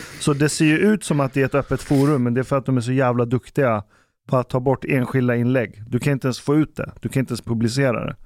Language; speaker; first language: Swedish; early bilingual, other home language; Persian